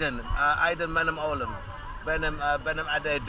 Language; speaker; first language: Turkish; non-native, learner; English